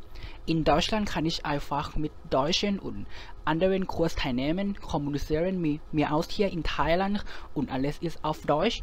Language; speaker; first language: German; non-native, fluent; Thai